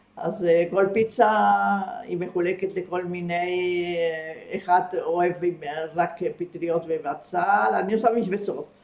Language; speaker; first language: Hebrew; non-native, fluent; Spanish